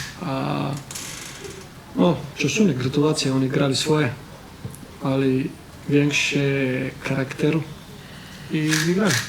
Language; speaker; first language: Polish; non-native, learner; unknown